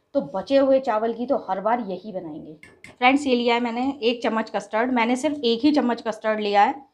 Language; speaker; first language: Hindi; native; Hindi